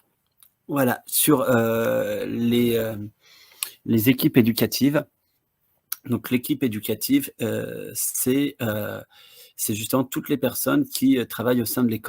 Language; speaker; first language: French; native; French